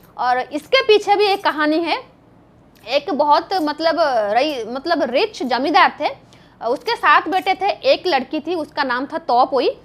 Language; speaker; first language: Hindi; non-native, local second language; Bangla